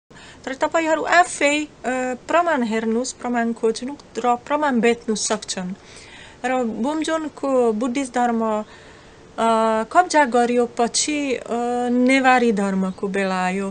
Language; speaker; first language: Nepali; non-native, fluent; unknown